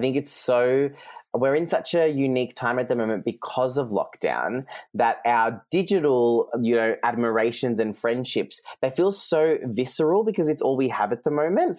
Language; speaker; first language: English; non-native, local second language; Serbian